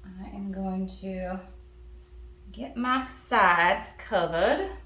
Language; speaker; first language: English; native; English